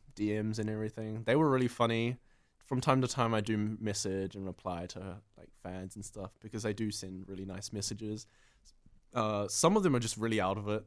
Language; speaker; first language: English; native; English